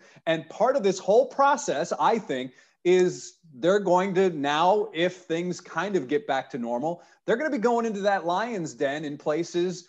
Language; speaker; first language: English; native; English